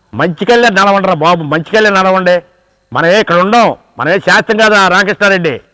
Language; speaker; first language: Telugu; native; Telugu